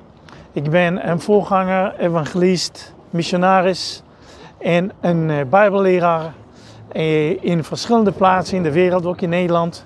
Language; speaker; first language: Dutch; non-native, fluent; Hebrew